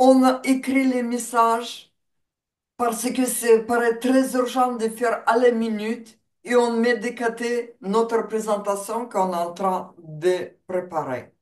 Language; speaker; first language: French; non-native, fluent; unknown